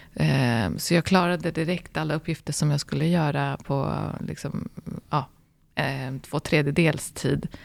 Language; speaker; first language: Swedish; early bilingual, other home language; Arabic